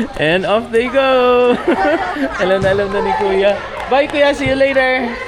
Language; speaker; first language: Filipino; non-native, local second language; Hiligaynon